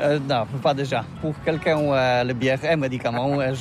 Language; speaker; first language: French; non-native, learner; Polish